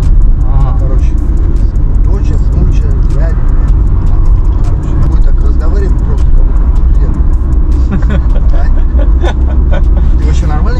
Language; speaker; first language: Russian; native; Russian